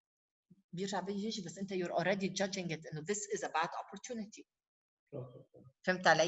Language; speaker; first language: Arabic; native; Arabic